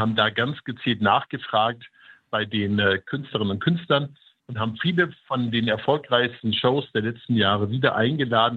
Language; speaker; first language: German; native; German